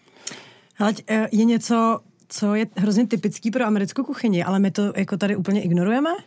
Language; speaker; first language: Czech; native; Czech